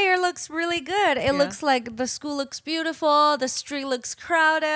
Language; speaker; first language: English; non-native, fluent; Chinese